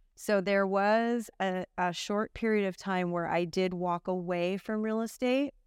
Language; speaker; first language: English; native; English